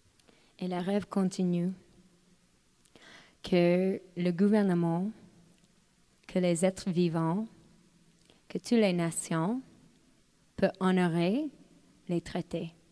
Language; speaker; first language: French; non-native, fluent; English